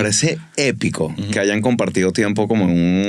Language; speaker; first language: Spanish; native; Spanish